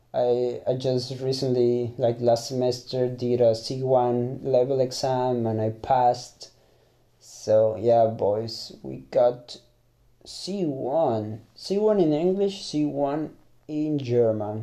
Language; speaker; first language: English; non-native, fluent; Spanish